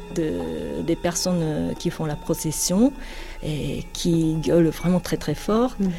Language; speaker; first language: French; non-native, fluent; Japanese